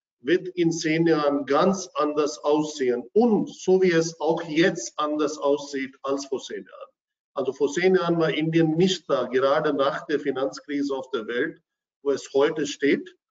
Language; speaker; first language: German; non-native, fluent; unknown